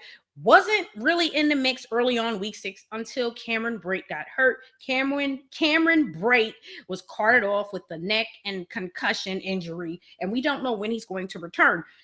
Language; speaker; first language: English; native; English